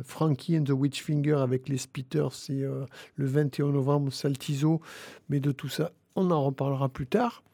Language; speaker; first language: French; native; French